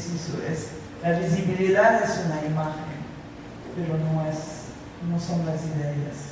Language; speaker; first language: Spanish; non-native, fluent; Portuguese